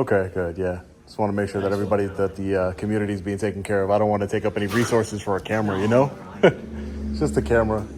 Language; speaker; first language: English; native; English